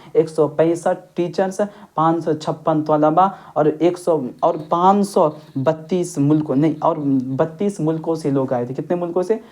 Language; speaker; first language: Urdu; native; Urdu